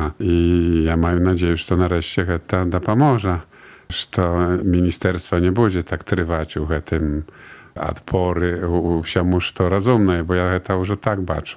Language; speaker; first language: Polish; non-native, local second language; Belarusian